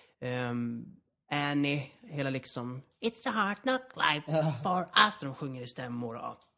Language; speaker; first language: Swedish; native; Swedish